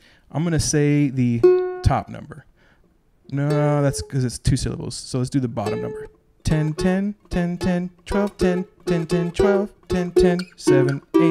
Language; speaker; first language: English; native; English